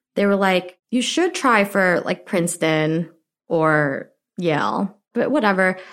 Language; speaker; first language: English; early bilingual, other home language; Filipino